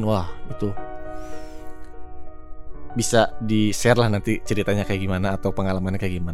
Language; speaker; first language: Indonesian; native; Indonesian